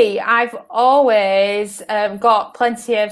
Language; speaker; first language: English; native; English